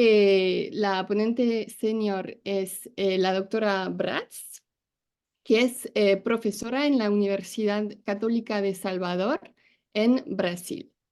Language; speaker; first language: Spanish; non-native, fluent; French